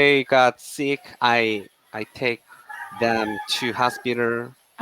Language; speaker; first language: English; non-native, learner; Korean